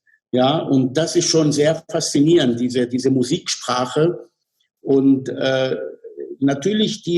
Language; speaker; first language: German; non-native, fluent; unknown